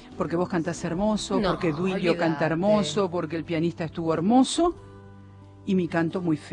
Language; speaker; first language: Spanish; native; Spanish